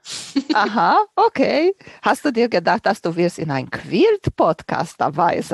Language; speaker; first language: German; non-native, fluent; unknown